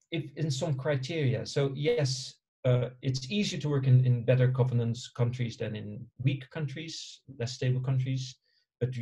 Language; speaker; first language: English; non-native, fluent; Dutch